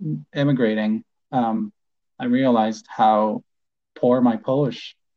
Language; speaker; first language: English; non-native, fluent; Polish